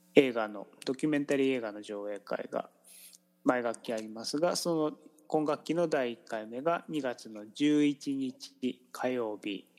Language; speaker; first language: Japanese; native; Japanese